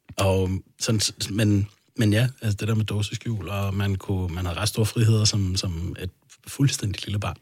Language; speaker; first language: Danish; early bilingual, other home language; Arabic